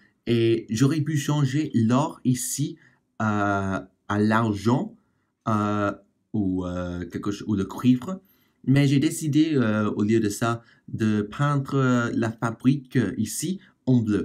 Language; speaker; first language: French; non-native, fluent; English